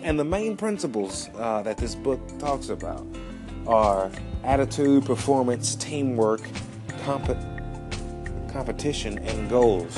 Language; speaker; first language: English; native; English